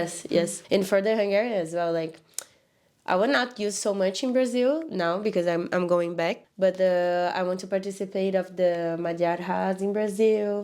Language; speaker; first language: English; non-native, learner; Portuguese